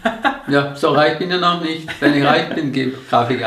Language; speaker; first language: German; non-native, learner; Turkish